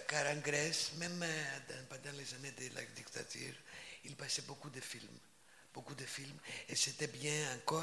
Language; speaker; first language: French; non-native, fluent; Greek